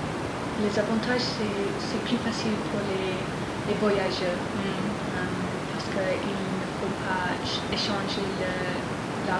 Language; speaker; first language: French; non-native, learner; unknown